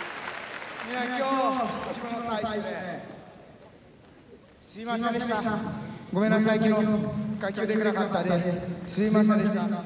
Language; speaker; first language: Japanese; non-native, learner; Portuguese